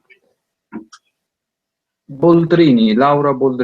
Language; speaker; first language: English; non-native, learner; Italian